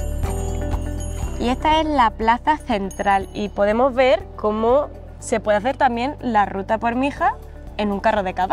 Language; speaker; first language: Spanish; native; Spanish